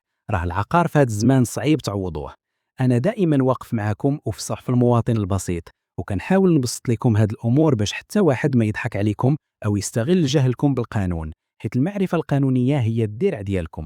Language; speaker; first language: Arabic; native; Arabic